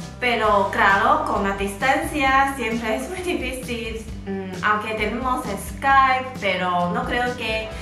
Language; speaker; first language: Spanish; non-native, fluent; Chinese